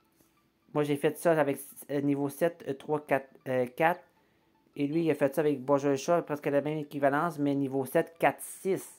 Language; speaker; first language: French; native; French